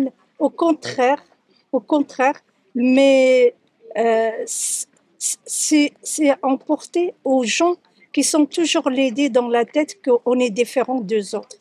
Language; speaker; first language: French; early bilingual, other home language; Arabic